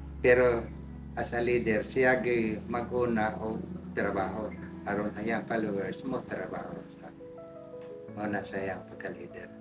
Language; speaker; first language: Cebuano; non-native, local second language; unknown